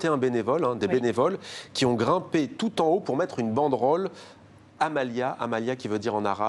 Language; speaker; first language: French; native; French